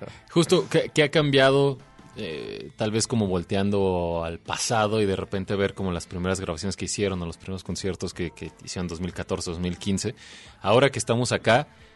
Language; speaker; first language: Spanish; native; Spanish